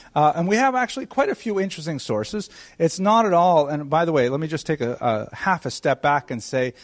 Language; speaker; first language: English; native; English